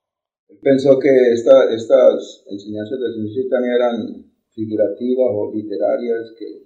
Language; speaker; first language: Spanish; native; Spanish